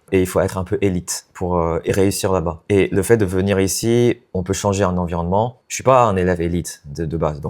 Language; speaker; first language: French; non-native, fluent; Chinese